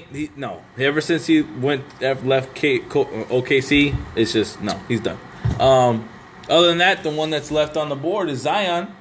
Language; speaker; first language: English; native; English